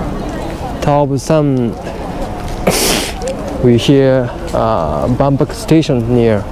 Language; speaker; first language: English; non-native, learner; Japanese